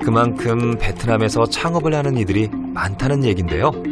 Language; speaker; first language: Korean; native; Korean